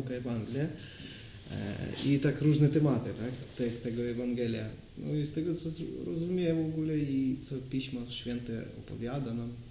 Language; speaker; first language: Polish; non-native, learner; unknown